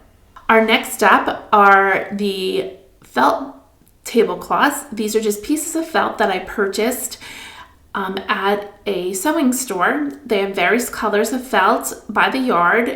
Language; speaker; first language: English; native; English